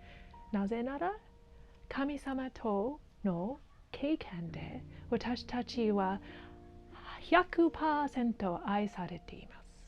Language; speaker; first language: Japanese; non-native, learner; English